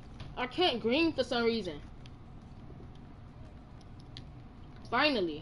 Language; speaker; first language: English; native; English